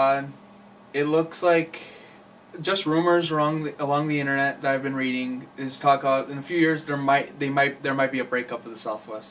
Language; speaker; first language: English; native; English